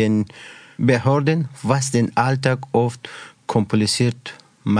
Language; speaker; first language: German; non-native, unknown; Persian